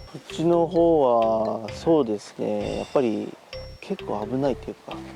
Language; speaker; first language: Japanese; native; Japanese